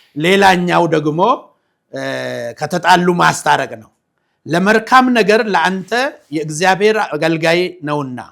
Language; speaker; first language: Amharic; non-native, local second language; Oromo